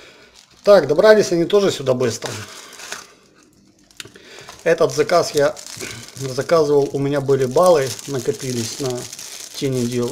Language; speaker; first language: Russian; native; Russian